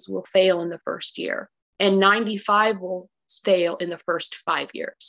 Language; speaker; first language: English; native; English